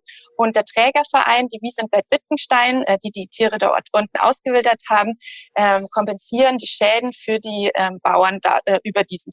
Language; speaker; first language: German; native; German